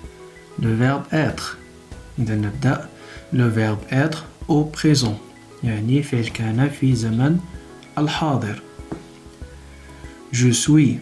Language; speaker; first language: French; non-native, local second language; Arabic